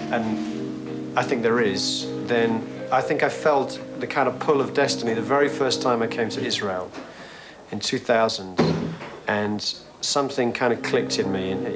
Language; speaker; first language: English; native; English